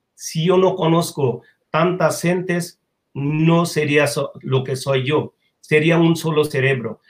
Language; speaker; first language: Spanish; non-native, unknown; Bangla